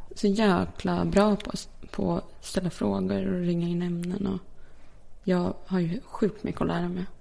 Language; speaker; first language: Swedish; early bilingual, other home language; Polish